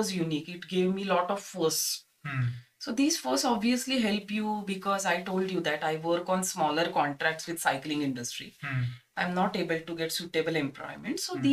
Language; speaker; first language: English; non-native, local second language; Marathi